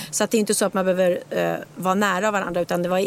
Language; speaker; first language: Swedish; native; Swedish